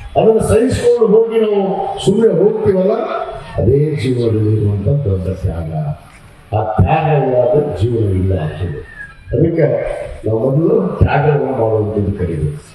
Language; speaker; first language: Kannada; native; Kannada